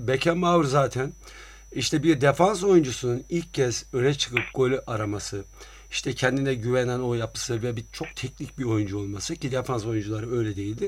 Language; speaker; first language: Turkish; native; Turkish